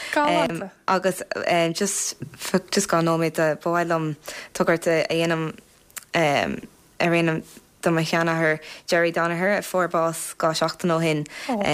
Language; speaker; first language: Irish; non-native, local second language; English